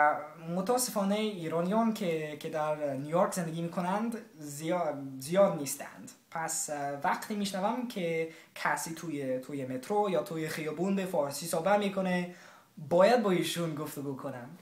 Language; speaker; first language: Persian; non-native, learner; English